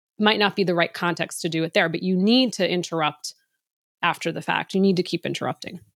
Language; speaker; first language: English; native; English